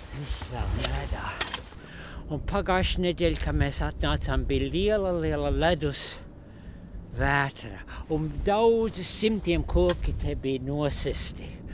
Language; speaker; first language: Latvian; early bilingual, heritage; Latvian